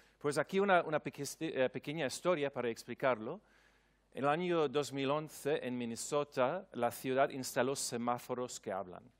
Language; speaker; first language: Spanish; non-native, fluent; German